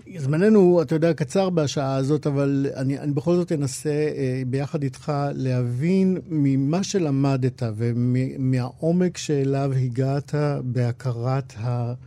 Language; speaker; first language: Hebrew; native; Hebrew